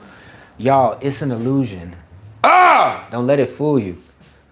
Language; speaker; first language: English; native; English